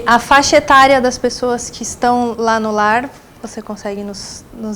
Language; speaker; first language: Portuguese; native; Portuguese